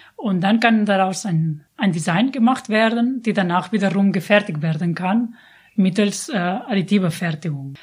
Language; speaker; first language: German; non-native, fluent; Catalan